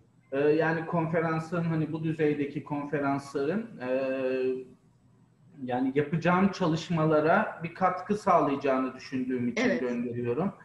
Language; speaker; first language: Turkish; native; Turkish